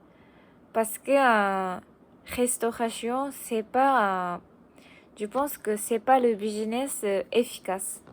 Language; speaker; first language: French; non-native, learner; Japanese